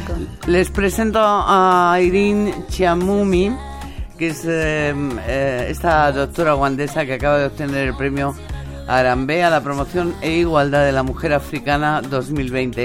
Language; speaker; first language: Spanish; native; Spanish